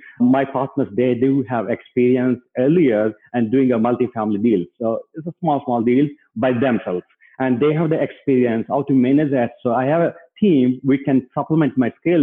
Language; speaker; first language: English; non-native, local second language; Telugu